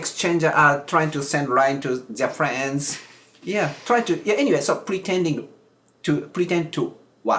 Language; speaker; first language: English; non-native, learner; Japanese